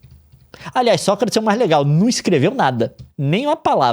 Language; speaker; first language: Portuguese; native; Portuguese